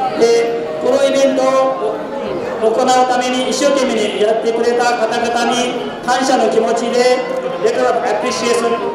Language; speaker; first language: Japanese; non-native, fluent; Newari